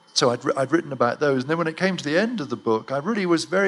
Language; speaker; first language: English; native; English